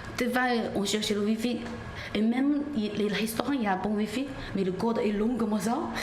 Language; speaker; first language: French; non-native, learner; Chinese